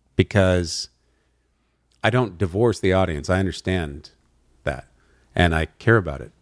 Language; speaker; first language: English; native; English